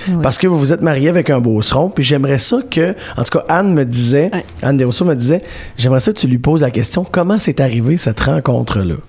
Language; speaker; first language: French; native; French